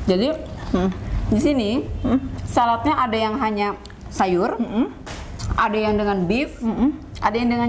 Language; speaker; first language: Indonesian; native; Indonesian